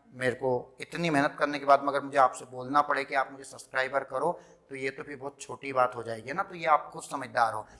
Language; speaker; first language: Hindi; non-native, local second language; Rajasthani